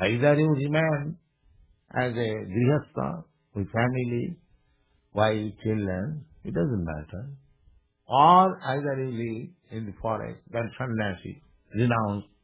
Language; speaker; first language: English; non-native, local second language; Bangla